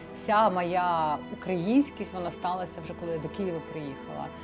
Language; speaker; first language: Ukrainian; non-native, local second language; Russian